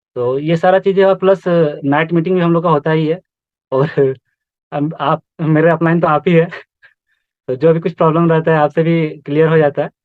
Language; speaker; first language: Hindi; native; Hindi